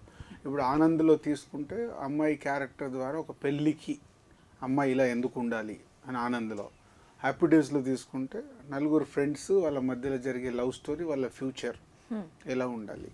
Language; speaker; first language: Telugu; native; Telugu